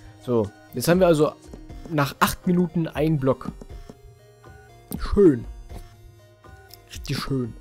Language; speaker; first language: German; native; German